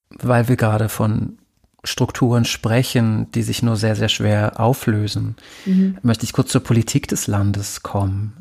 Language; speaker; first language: German; native; German